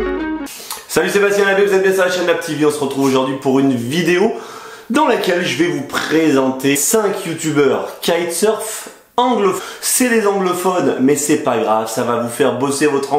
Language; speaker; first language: French; native; French